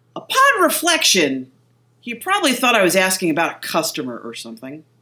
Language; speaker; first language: English; native; English